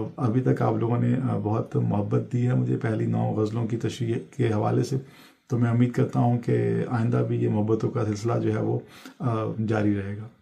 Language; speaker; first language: Urdu; non-native, local second language; Punjabi